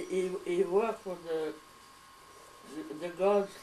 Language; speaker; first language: English; early bilingual, heritage; French